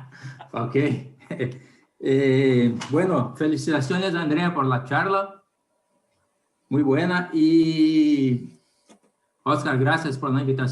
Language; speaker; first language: Spanish; non-native, learner; Portuguese